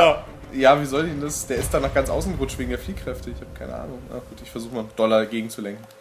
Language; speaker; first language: German; native; German